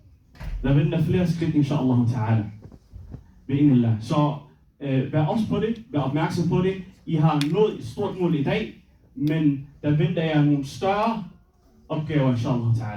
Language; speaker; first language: Danish; early bilingual, other home language; Somali